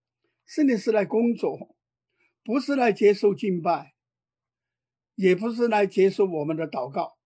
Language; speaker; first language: Chinese; native; Chinese